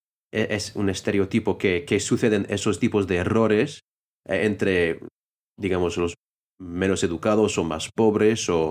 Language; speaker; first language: Spanish; non-native, fluent; English